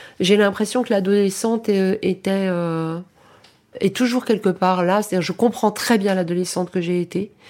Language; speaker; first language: French; early bilingual, heritage; French